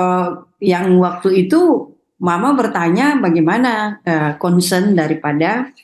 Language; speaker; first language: Indonesian; native; Indonesian